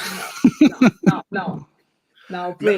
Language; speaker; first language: English; non-native, learner; Portuguese